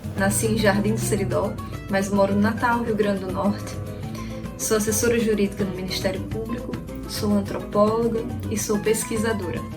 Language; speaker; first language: Portuguese; native; Portuguese